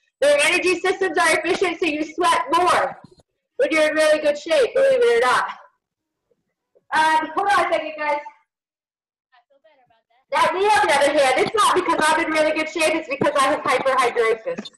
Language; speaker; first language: English; native; English